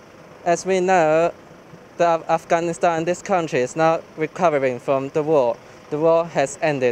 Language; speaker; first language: English; non-native, learner; Chinese